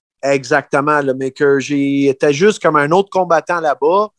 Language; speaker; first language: French; early bilingual, heritage; French